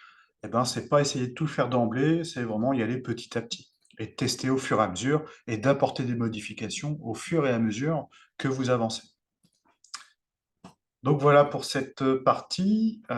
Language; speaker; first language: French; native; French